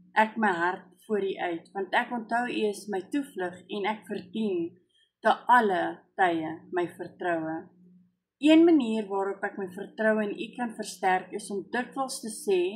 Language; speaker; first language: Afrikaans; non-native, local second language; English